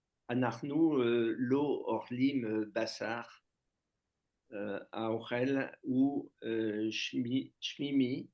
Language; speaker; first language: Hebrew; non-native, learner; French